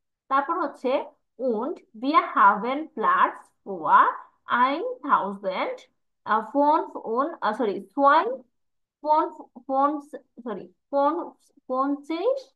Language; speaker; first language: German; non-native, fluent; Bangla